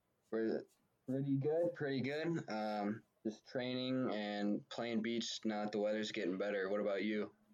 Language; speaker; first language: English; native; English